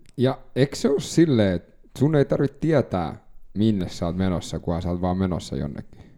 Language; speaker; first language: Finnish; non-native, local second language; Swedish